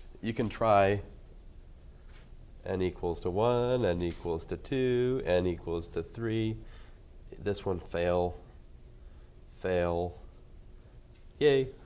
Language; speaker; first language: English; native; English